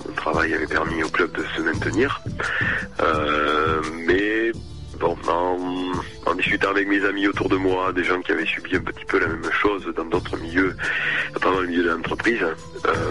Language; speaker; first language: French; native; French